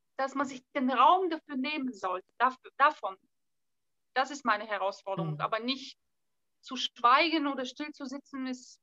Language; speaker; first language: German; non-native, fluent; Bulgarian